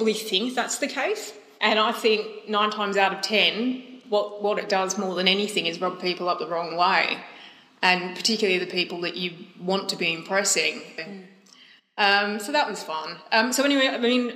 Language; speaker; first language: English; native; English